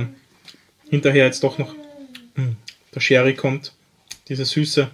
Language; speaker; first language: German; native; German